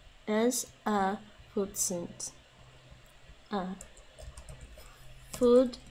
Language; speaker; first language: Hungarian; non-native, learner; English